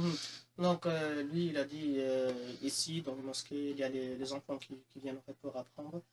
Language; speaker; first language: French; non-native, local second language; Arabic